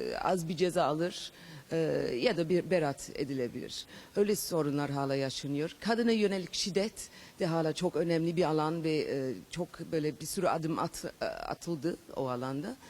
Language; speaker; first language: Turkish; non-native, fluent; English